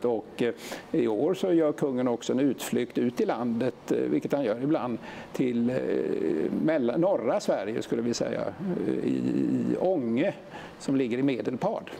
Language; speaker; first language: Swedish; native; Swedish